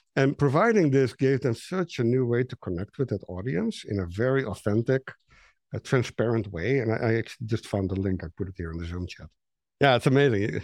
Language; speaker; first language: English; non-native, fluent; Dutch